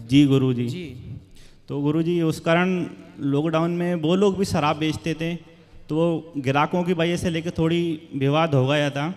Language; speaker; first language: Hindi; native; Hindi